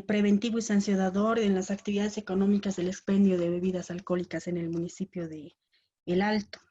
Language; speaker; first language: Spanish; native; Spanish